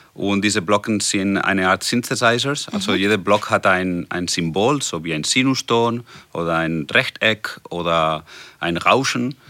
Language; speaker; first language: German; non-native, fluent; Spanish